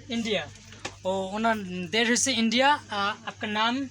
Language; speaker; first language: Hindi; non-native, learner; Bangla